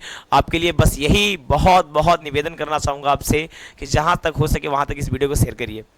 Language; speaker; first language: Hindi; native; Hindi